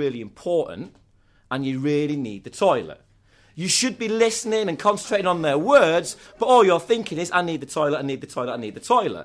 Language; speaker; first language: English; native; English